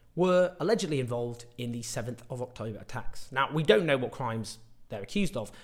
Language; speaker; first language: English; native; English